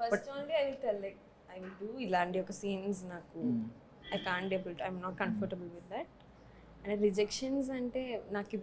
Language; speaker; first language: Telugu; non-native, learner; Malayalam